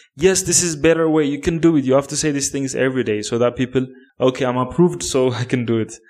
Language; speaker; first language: English; non-native, fluent; Amharic